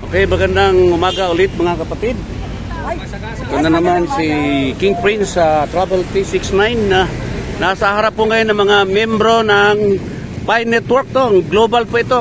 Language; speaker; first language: Filipino; non-native, local second language; Cebuano